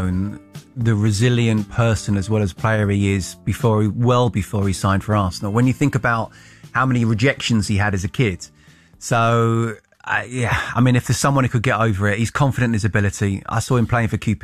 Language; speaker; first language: English; native; English